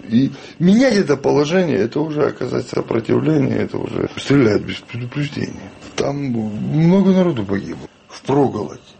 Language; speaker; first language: Russian; non-native, local second language; Chechen